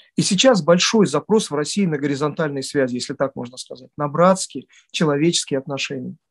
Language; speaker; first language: Russian; native; Russian